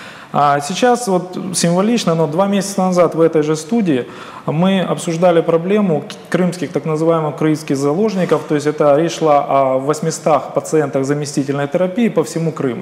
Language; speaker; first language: Russian; native; Russian